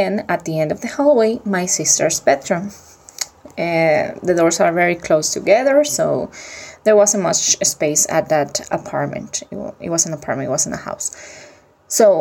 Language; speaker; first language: English; non-native, fluent; Spanish